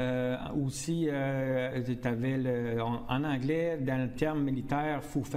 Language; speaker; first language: French; native; French